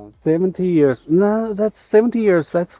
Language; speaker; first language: English; non-native, learner; Chinese